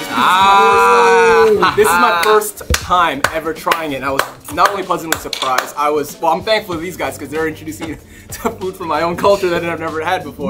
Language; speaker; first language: English; early bilingual, other home language; Indonesian